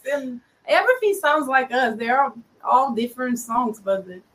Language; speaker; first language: English; non-native, fluent; Portuguese